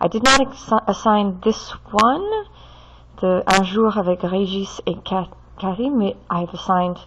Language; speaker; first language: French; non-native, fluent; English